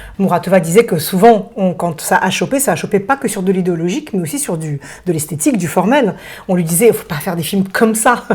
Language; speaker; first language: French; early bilingual, other home language; Russian